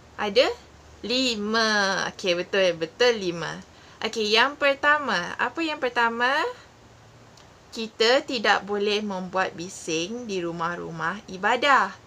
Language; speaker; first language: Malay; non-native, local second language; Iban